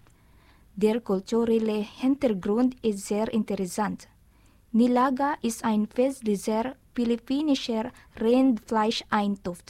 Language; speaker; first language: German; non-native, learner; Filipino